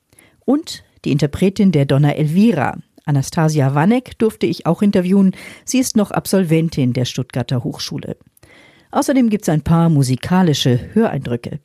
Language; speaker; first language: German; native; German